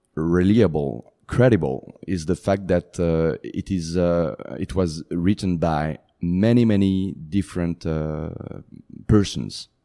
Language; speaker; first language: English; non-native, fluent; French